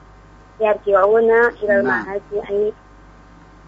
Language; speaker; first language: Arabic; non-native, learner; Indonesian